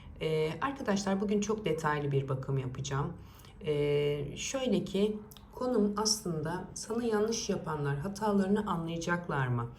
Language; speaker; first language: Turkish; native; Turkish